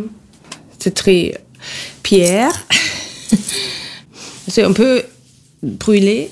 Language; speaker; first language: French; non-native, fluent; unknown